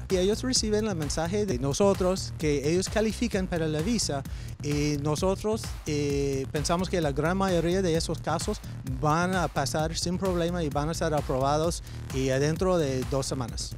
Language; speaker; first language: Spanish; non-native, fluent; English